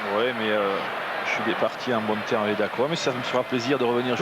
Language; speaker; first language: French; native; French